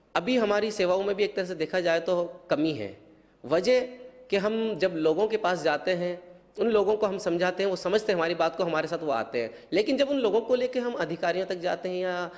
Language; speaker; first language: Hindi; native; Hindi